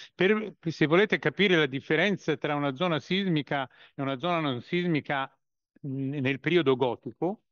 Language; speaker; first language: Italian; native; Italian